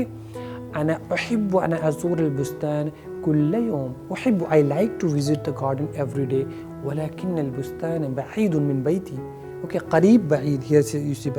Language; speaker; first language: Arabic; non-native, fluent; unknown